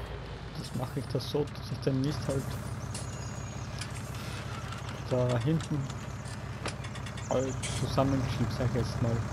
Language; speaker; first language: German; native; German